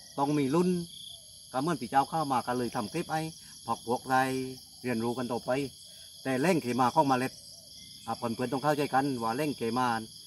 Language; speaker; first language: Thai; native; Thai